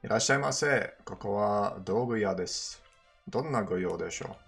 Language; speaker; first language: Japanese; non-native, learner; English